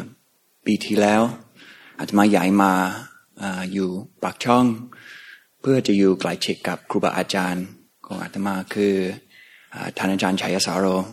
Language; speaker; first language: Thai; non-native, fluent; English